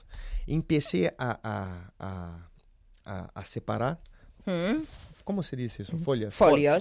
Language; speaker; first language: Spanish; non-native, learner; Portuguese